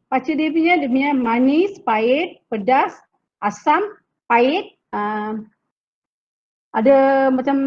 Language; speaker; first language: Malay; non-native, local second language; Telugu